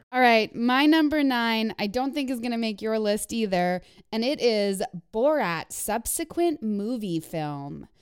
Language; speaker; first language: English; non-native, fluent; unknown